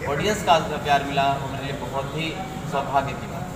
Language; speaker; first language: Hindi; native; Hindi